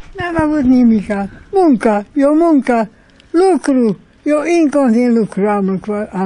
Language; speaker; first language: Romanian; non-native, local second language; Hungarian